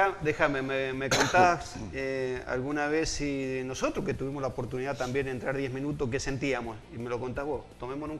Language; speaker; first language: Spanish; native; Spanish